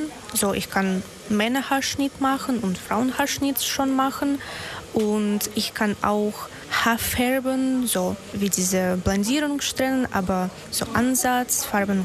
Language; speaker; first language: German; non-native, learner; Russian